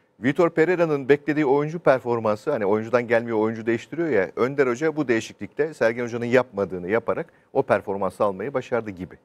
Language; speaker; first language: Turkish; native; Turkish